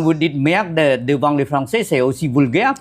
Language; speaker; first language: French; non-native, fluent; Khmer